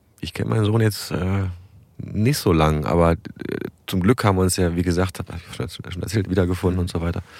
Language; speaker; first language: German; native; German